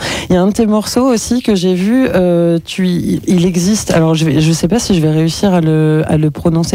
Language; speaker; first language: French; native; French